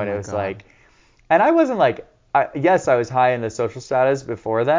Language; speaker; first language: English; native; English